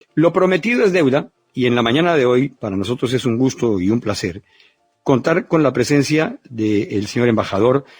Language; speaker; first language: Spanish; native; Spanish